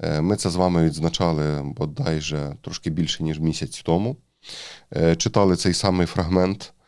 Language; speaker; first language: Ukrainian; native; Ukrainian